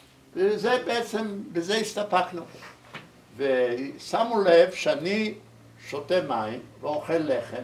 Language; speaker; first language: Hebrew; early bilingual, other home language; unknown